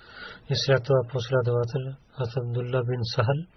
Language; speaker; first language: Bulgarian; non-native, learner; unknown